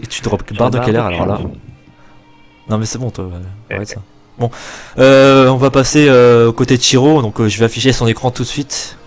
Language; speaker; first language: French; native; French